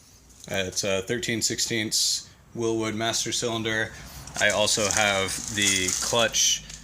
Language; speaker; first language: English; native; English